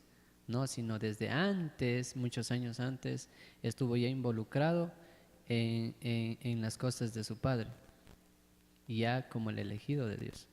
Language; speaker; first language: Spanish; native; Spanish